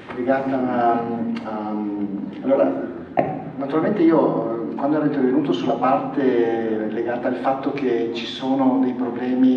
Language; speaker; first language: Italian; native; Italian